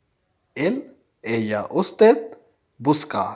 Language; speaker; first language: Spanish; non-native, fluent; Urdu